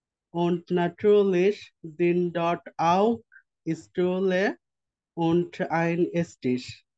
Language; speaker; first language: German; non-native, learner; Bangla